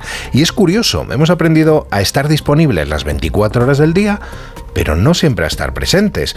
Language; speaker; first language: Spanish; native; Spanish